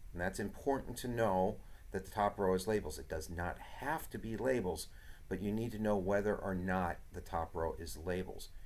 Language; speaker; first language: English; native; English